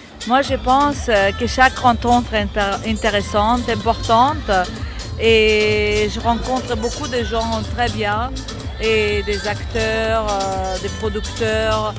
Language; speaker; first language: French; non-native, fluent; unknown